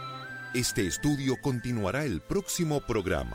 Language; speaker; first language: Spanish; native; Spanish